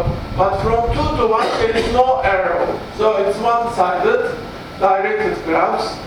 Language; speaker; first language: English; non-native, fluent; Turkish